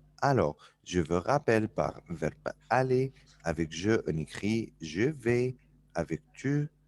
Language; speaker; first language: French; non-native, fluent; Arabic